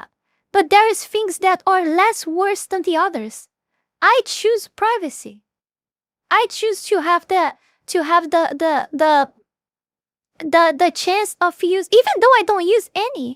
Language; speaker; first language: English; non-native, fluent; Portuguese